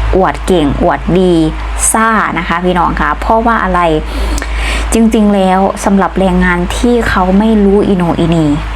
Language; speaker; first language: Thai; native; Thai